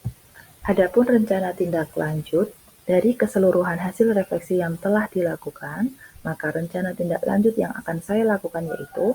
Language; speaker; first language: Indonesian; native; Indonesian